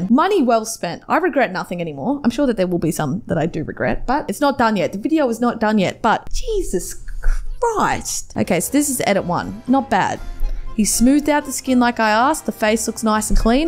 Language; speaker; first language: English; native; English